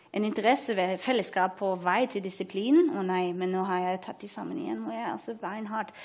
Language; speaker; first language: Norwegian; non-native, fluent; German